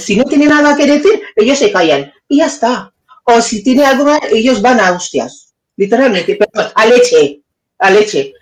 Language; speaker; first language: Spanish; non-native, fluent; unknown